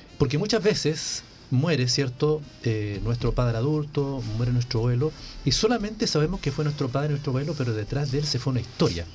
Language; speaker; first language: Spanish; native; Spanish